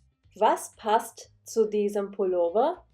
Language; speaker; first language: German; non-native, fluent; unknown